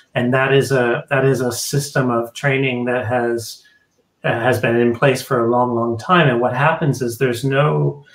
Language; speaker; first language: English; native; English